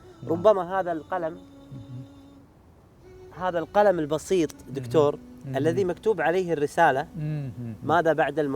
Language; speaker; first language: Arabic; native; Arabic